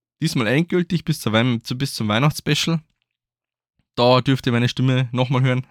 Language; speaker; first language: German; native; German